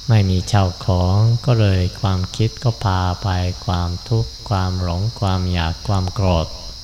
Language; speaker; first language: Thai; non-native, fluent; Japanese